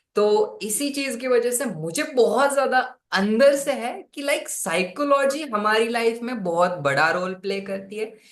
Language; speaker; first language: Hindi; non-native, local second language; Marathi